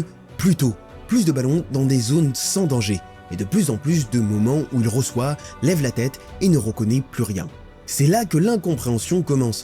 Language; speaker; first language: French; native; French